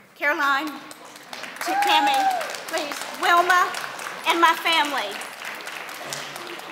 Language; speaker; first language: English; native; English